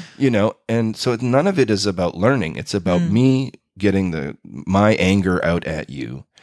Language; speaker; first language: English; native; English